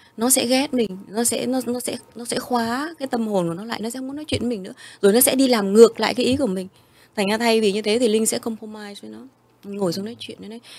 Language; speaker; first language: Vietnamese; early bilingual, heritage; Vietnamese